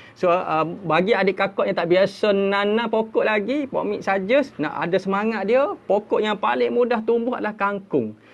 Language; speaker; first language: Malay; native; Malay